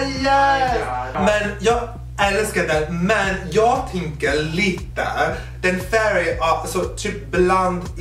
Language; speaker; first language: Swedish; non-native, fluent; English